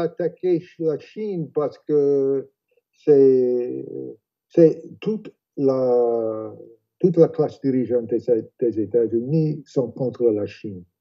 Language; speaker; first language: French; non-native, fluent; English